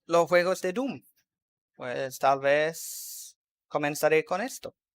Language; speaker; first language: Spanish; non-native, fluent; English